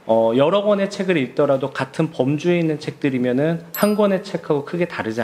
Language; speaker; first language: Korean; native; Korean